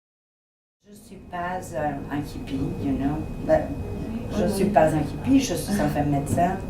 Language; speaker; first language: French; non-native, fluent; Spanish